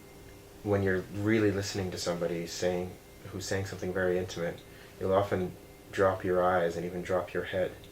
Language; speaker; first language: English; native; English